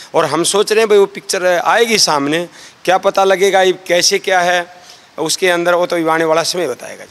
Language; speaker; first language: Hindi; native; Hindi